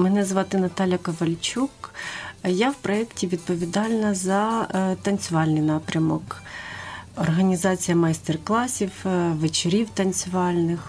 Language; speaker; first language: Ukrainian; native; Ukrainian